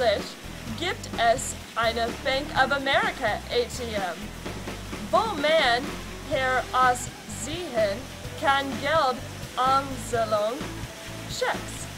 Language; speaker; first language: German; non-native, learner; English